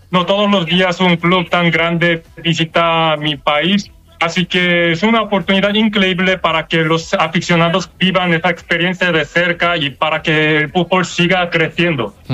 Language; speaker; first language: Spanish; non-native, fluent; Korean